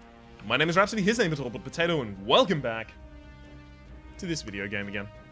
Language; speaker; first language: English; native; English